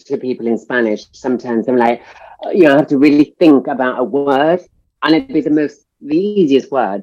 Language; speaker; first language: English; native; English